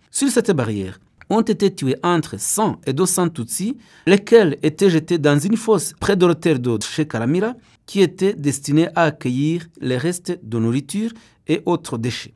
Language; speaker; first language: French; non-native, local second language; Kinyarwanda